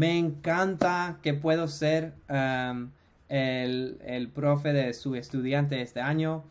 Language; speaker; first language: Spanish; non-native, fluent; English